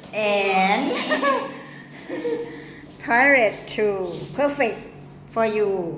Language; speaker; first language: English; non-native, learner; Thai